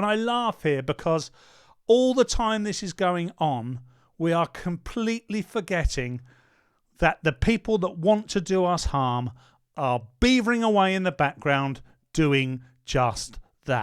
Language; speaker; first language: English; native; English